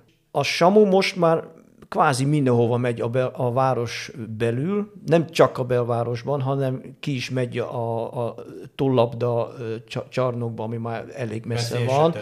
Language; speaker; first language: Hungarian; non-native, fluent; Dutch